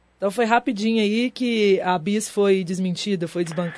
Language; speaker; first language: Portuguese; native; Portuguese